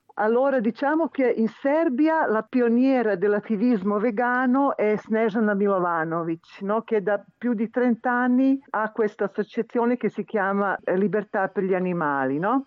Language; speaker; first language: Italian; non-native, fluent; Serbian